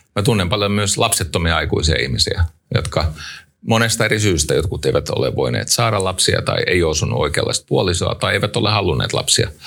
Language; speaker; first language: Finnish; native; Finnish